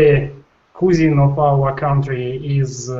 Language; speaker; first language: English; non-native, learner; Russian